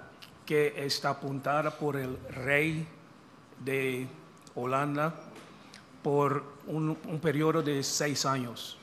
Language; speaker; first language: Spanish; non-native, fluent; English